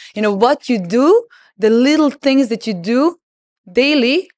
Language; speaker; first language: English; non-native, fluent; Serbian